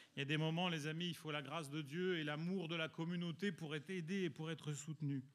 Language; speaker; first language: French; early bilingual, other home language; Italian